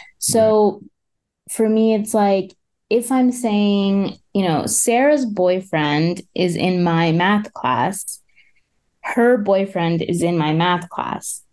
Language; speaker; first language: English; native; English